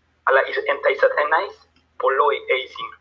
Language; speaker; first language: Greek; non-native, learner; Spanish